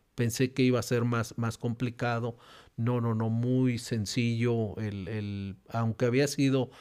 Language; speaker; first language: Spanish; native; Spanish